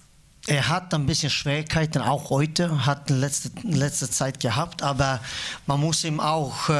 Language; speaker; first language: German; non-native, fluent; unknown